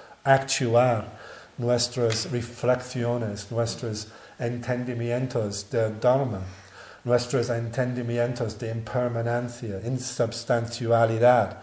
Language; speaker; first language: Spanish; non-native, learner; English